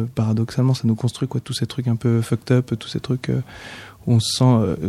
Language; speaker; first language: French; native; French